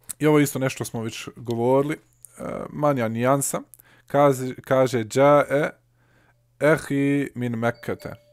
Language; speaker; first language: Bosnian; early bilingual, heritage; Bosnian